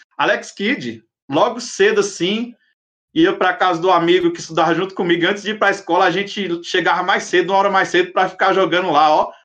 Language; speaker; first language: Portuguese; native; Portuguese